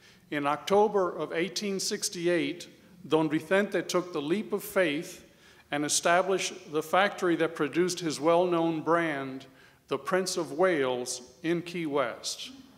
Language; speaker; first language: English; early bilingual, other home language; Spanish